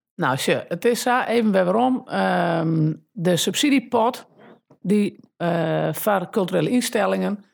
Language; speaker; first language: Dutch; non-native, local second language; Western Frisian